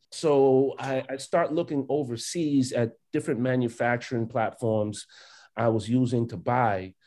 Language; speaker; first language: English; early bilingual, other home language; Haitian Creole